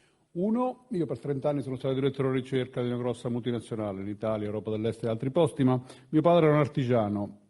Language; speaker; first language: Italian; native; Italian